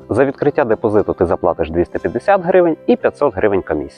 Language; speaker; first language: Ukrainian; native; Ukrainian